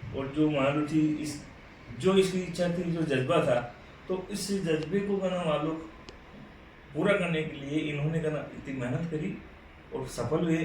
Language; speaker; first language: Hindi; native; Hindi